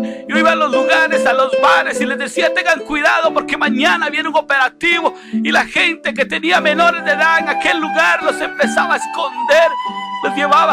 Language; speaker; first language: Spanish; native; Spanish